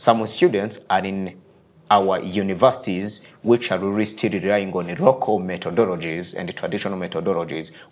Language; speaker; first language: English; non-native, local second language; Kinyarwanda